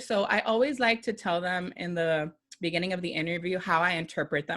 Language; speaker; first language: English; native; English